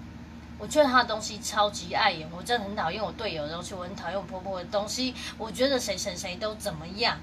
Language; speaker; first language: Chinese; native; Chinese